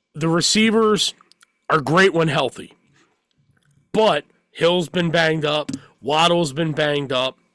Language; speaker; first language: English; native; English